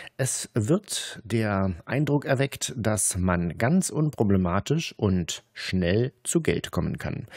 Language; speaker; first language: German; native; German